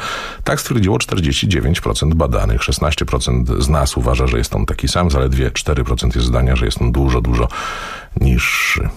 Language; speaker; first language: Polish; native; Polish